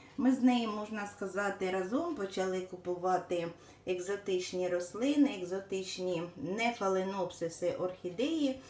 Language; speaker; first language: Ukrainian; non-native, local second language; Russian